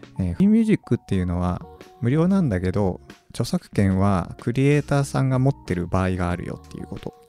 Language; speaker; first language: Japanese; native; Japanese